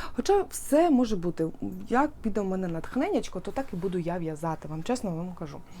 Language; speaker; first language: Ukrainian; non-native, local second language; Russian